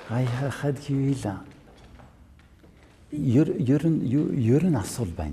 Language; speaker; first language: Mongolian; non-native, fluent; French